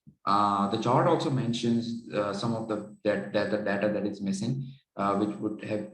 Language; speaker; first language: English; non-native, local second language; Urdu